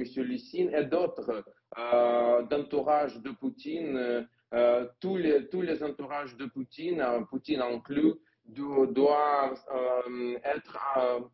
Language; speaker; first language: French; non-native, learner; Ukrainian